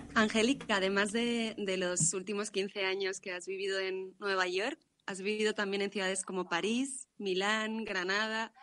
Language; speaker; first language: Spanish; native; Spanish